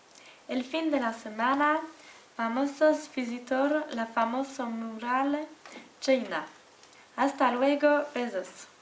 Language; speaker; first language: Spanish; non-native, learner; French